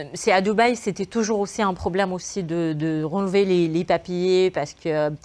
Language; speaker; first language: French; non-native, fluent; Arabic